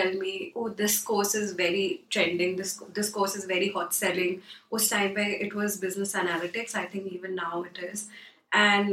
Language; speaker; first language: English; non-native, local second language; Hindi